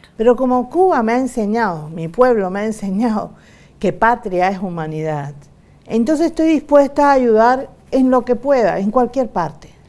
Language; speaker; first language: Spanish; native; Spanish